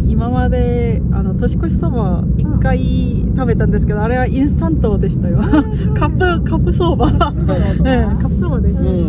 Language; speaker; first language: Japanese; non-native, learner; Korean